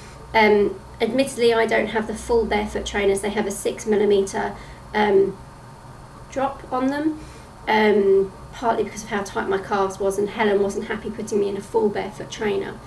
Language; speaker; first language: English; native; English